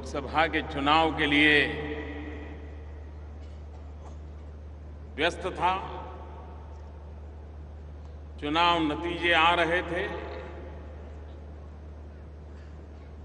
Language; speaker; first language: Hindi; non-native, local second language; Gujarati